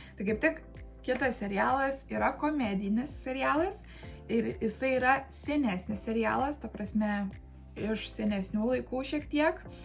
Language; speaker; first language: Lithuanian; native; Lithuanian